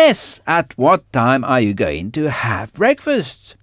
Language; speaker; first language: English; non-native, fluent; French